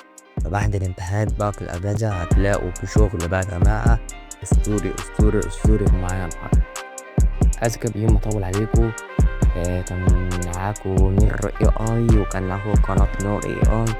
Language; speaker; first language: Arabic; native; Arabic